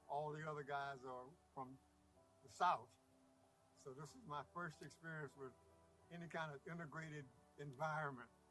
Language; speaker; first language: English; native; English